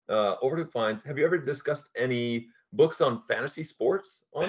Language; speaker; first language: English; native; English